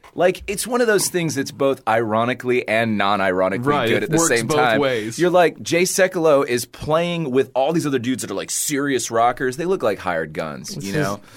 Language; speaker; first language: English; native; English